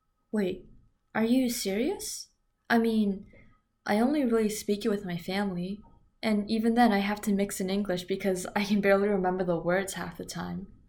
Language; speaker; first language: English; early bilingual, other home language; Korean